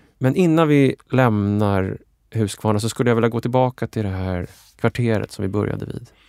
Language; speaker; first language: Swedish; native; Swedish